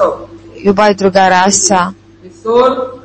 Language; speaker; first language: Russian; non-native, fluent; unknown